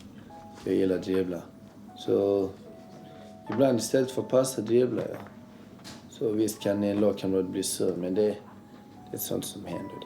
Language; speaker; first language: Swedish; early bilingual, other home language; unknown